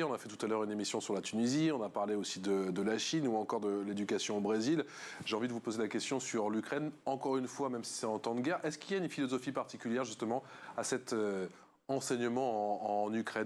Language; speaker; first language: French; native; French